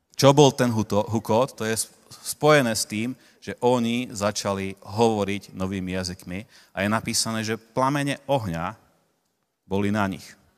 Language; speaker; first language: Slovak; native; Slovak